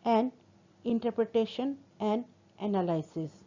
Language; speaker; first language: English; non-native, local second language; Assamese